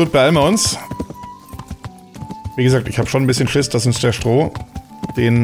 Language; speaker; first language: German; native; German